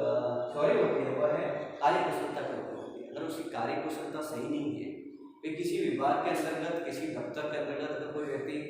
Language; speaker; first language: Hindi; native; Hindi